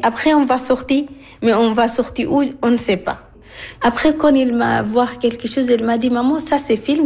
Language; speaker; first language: French; non-native, learner; Arabic